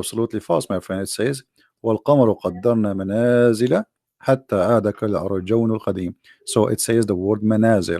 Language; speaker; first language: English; non-native, local second language; Arabic